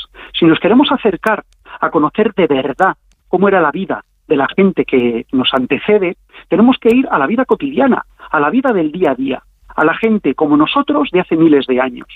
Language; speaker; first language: Spanish; native; Spanish